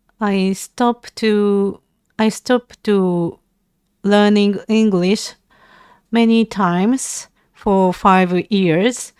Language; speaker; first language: English; non-native, learner; Japanese